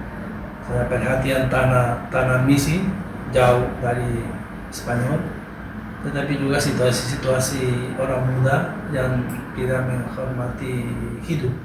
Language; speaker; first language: Indonesian; non-native, learner; Spanish